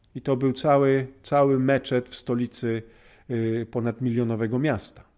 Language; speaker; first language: Polish; native; Polish